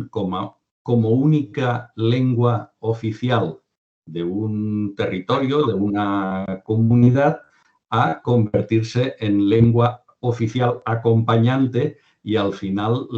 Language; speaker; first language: Spanish; non-native, local second language; Catalan